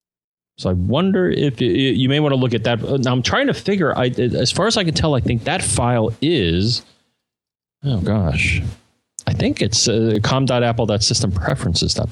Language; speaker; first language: English; native; English